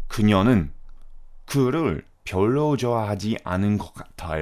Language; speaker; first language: Korean; non-native, fluent; English